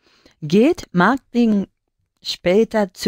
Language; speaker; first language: German; non-native, learner; Spanish